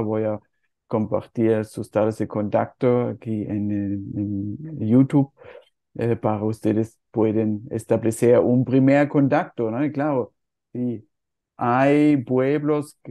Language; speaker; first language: Spanish; non-native, fluent; German